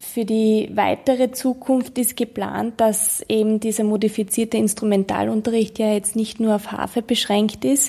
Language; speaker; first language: German; native; German